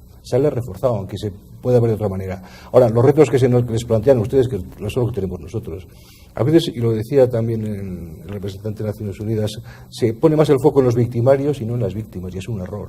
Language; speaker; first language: Spanish; native; Spanish